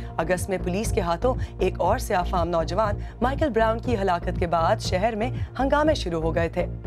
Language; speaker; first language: Urdu; native; Urdu